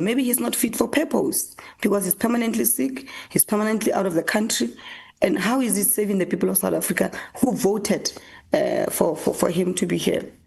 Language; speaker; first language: English; non-native, local second language; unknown